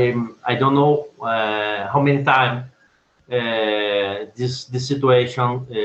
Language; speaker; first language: English; non-native, learner; Portuguese